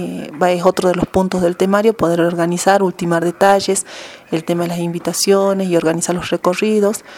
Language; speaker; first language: Spanish; native; Spanish